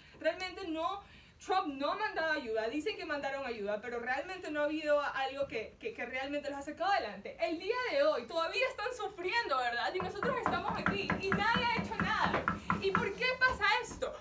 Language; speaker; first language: Spanish; early bilingual, heritage; Spanish